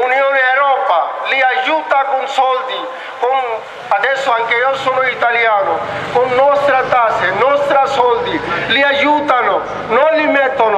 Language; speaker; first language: Italian; non-native, learner; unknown